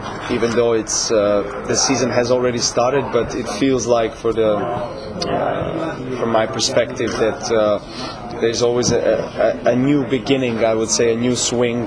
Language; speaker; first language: English; non-native, fluent; Serbian